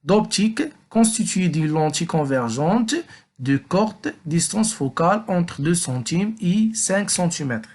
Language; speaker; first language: French; non-native, local second language; Arabic